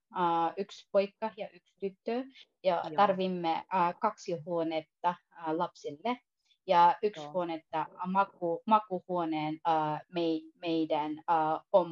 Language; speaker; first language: Finnish; non-native, learner; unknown